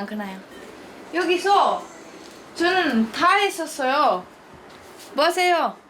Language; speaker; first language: Korean; non-native, learner; Norwegian